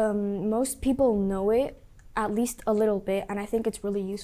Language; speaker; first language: English; non-native, fluent; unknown